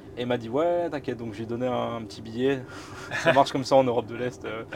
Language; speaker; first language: French; native; French